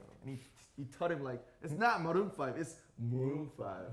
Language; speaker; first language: English; non-native, fluent; Korean